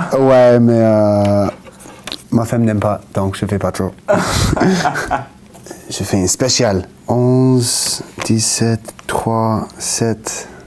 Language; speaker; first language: French; non-native, fluent; English